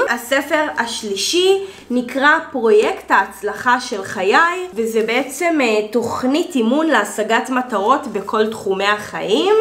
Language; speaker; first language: Hebrew; native; Hebrew